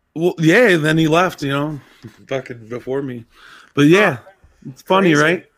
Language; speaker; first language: English; native; English